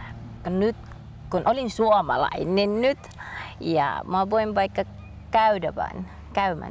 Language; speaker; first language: Finnish; non-native, learner; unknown